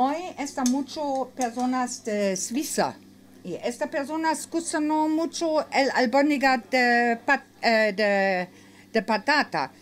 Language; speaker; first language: Spanish; non-native, learner; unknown